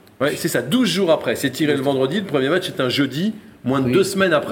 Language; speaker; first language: French; native; French